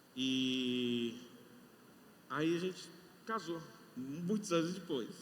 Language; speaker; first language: Portuguese; non-native, fluent; English